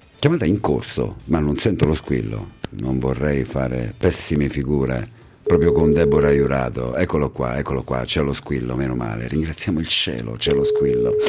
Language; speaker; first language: Italian; native; Italian